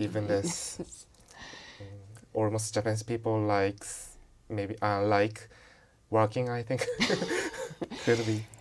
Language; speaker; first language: English; non-native, learner; Japanese